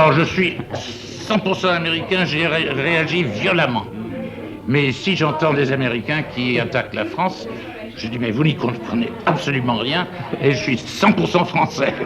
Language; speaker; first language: French; non-native, fluent; English